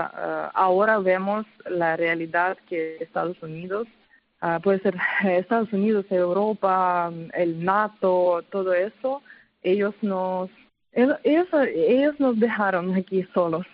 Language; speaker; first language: Spanish; non-native, fluent; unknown